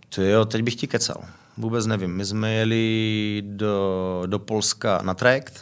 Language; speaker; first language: Czech; native; Czech